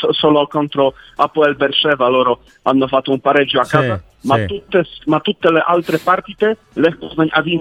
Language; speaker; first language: Italian; non-native, learner; Polish